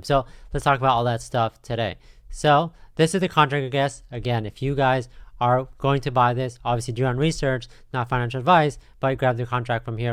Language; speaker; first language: English; native; English